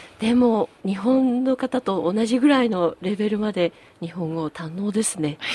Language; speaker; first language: Japanese; native; Japanese